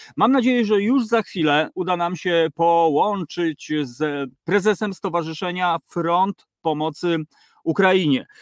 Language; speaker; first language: Polish; native; Polish